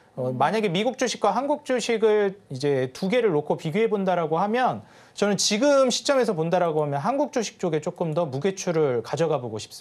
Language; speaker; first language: Korean; native; Korean